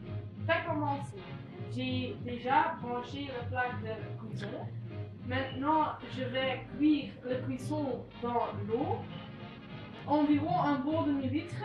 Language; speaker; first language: French; non-native, learner; Dutch